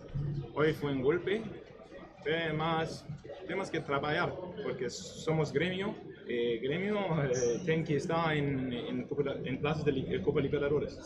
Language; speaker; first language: Portuguese; non-native, learner; Spanish